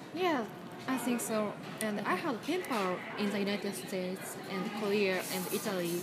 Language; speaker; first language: English; non-native, learner; Japanese